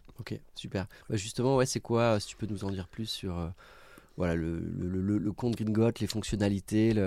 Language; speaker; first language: French; native; French